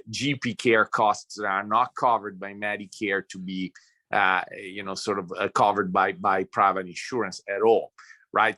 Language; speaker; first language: English; non-native, fluent; Italian